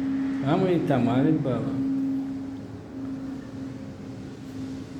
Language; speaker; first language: Hebrew; non-native, fluent; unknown